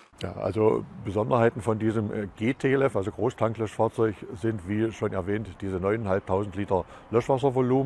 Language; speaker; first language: German; native; German